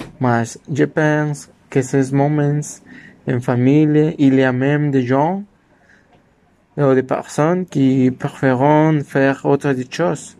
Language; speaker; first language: French; non-native, learner; Spanish